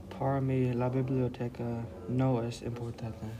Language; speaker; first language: Spanish; non-native, learner; English